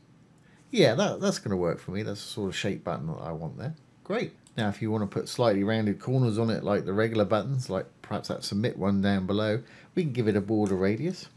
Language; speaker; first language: English; native; English